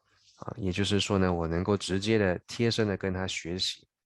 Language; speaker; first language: Chinese; native; Chinese